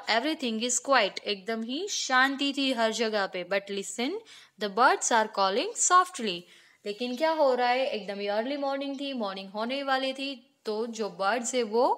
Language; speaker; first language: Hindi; non-native, local second language; Gujarati